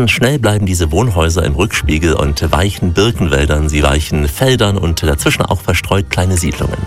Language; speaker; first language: German; native; German